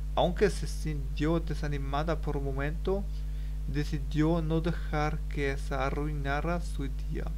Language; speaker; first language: Spanish; non-native, learner; German